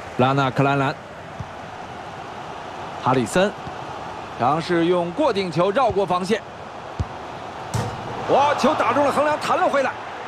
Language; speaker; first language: Chinese; native; Chinese